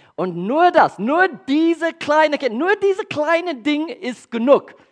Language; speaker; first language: German; non-native, learner; English